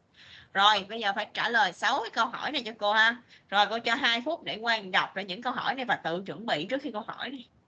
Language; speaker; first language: Vietnamese; native; Vietnamese